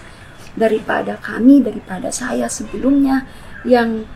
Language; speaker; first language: Indonesian; non-native, fluent; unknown